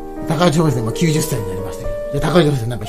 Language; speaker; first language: Japanese; native; Japanese